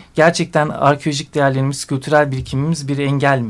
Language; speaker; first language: Turkish; native; Turkish